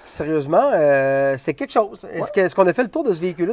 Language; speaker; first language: French; native; French